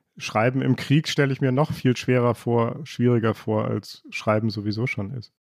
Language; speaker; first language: German; native; German